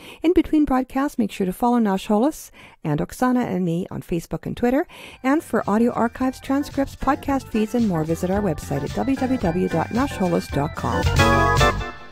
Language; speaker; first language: English; early bilingual, other home language; Ukrainian